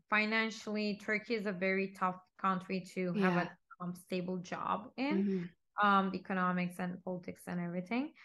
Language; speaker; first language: English; non-native, fluent; Turkish